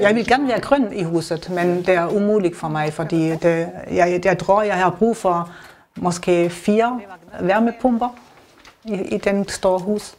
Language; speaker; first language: Danish; non-native, learner; German